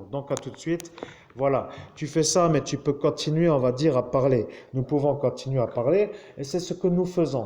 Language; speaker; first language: French; native; French